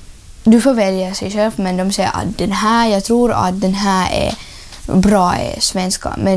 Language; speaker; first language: Swedish; non-native, learner; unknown